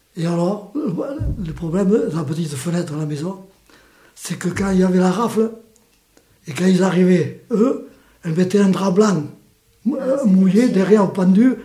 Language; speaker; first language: French; early bilingual, other home language; Spanish